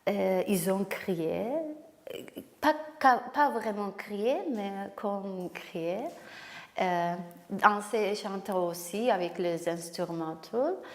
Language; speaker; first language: French; non-native, learner; Kurdish